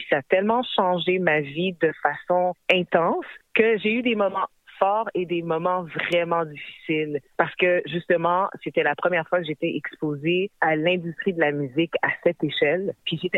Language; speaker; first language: French; native; French